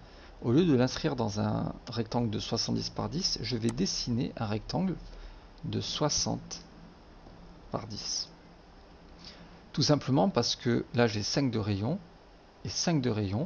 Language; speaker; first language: French; native; French